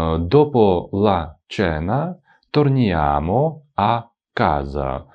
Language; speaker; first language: Italian; non-native, fluent; Ukrainian